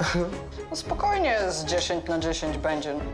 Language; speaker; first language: Polish; native; Polish